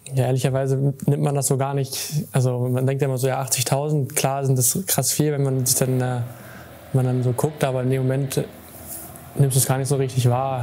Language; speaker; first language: German; native; German